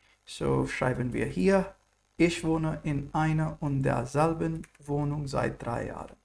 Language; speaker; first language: German; non-native, fluent; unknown